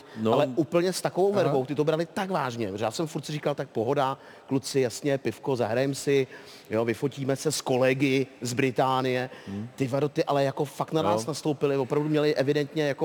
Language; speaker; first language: Czech; native; Czech